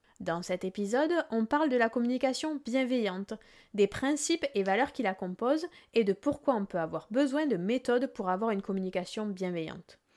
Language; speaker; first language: French; native; French